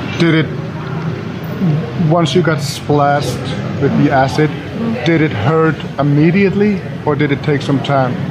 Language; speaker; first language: English; non-native, fluent; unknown